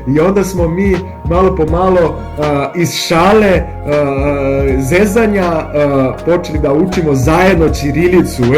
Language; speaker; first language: Serbian; non-native, fluent; Portuguese